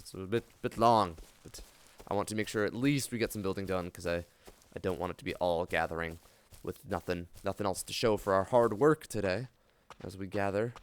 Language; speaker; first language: English; native; English